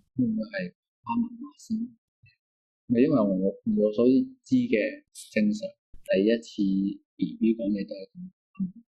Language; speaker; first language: Cantonese; native; Cantonese